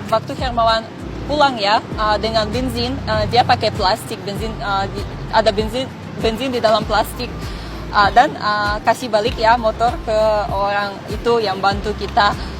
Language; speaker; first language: Indonesian; non-native, fluent; Russian